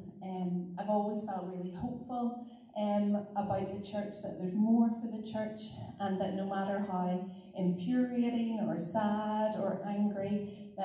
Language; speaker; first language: English; native; English